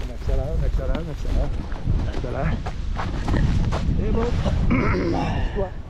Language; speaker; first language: French; native; French